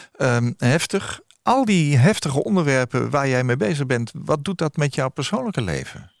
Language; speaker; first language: Dutch; native; Dutch